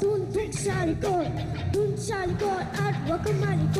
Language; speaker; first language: Filipino; early bilingual, heritage; Filipino